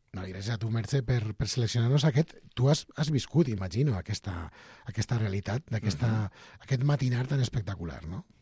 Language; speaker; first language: Catalan; native; Catalan